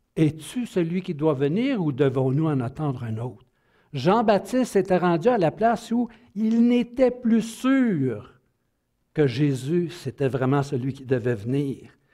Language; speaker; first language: French; native; French